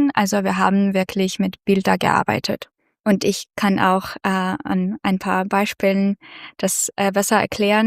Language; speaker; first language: German; non-native, fluent; Russian